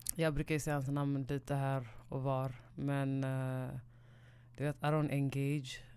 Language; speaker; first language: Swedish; early bilingual, other home language; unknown